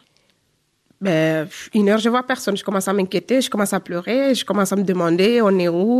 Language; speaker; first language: French; non-native, local second language; Fula